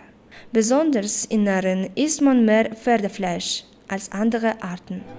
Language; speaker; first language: German; non-native, learner; Kyrgyz